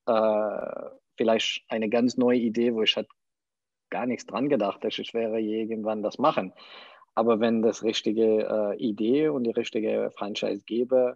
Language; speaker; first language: German; non-native, fluent; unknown